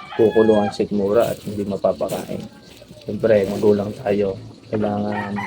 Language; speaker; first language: Filipino; native; Filipino